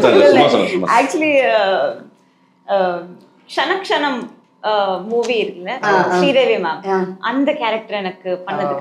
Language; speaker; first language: Tamil; non-native, learner; Telugu